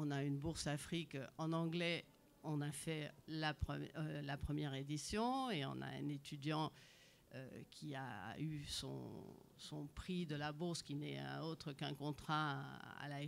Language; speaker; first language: French; native; French